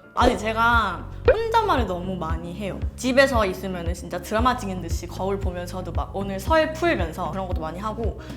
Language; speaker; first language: Korean; non-native, fluent; Thai